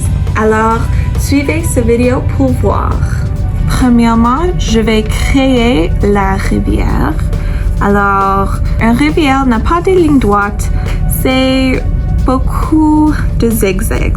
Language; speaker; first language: French; non-native, fluent; English